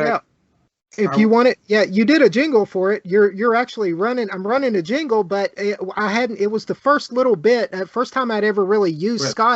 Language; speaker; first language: English; native; English